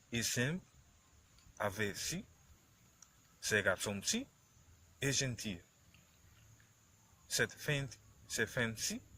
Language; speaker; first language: French; non-native, learner; Spanish